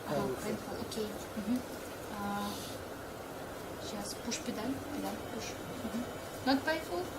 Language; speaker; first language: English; non-native, learner; Russian